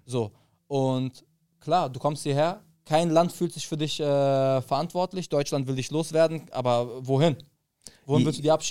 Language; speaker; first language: German; early bilingual, other home language; Arabic